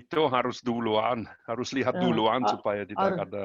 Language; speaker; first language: Indonesian; non-native, learner; German